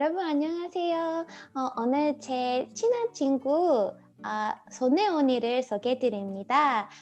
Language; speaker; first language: Korean; non-native, fluent; English